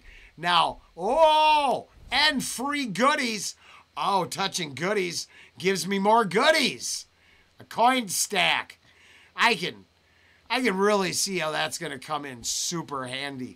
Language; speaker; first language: English; native; English